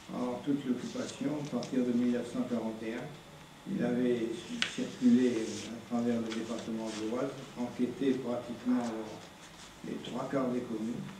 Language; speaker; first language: French; native; French